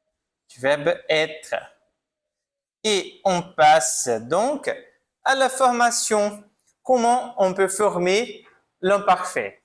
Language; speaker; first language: French; non-native, fluent; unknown